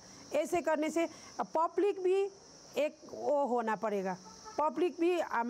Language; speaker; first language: Hindi; non-native, local second language; Nepali